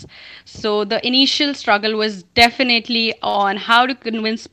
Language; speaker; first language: English; non-native, local second language; Hindi